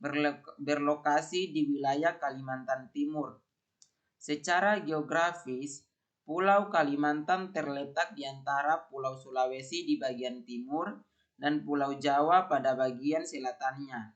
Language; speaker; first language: Indonesian; native; Indonesian